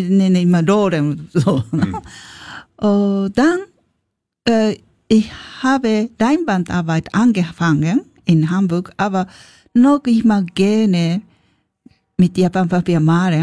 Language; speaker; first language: German; non-native, learner; Japanese